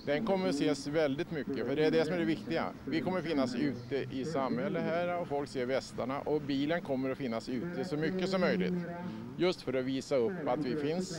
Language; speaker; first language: Swedish; native; Swedish